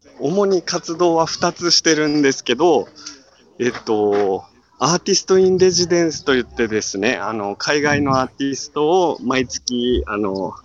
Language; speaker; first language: Japanese; native; Japanese